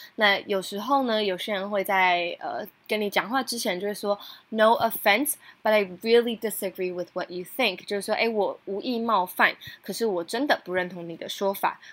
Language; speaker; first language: Chinese; native; Chinese